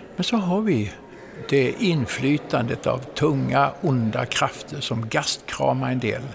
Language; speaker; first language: Swedish; native; Swedish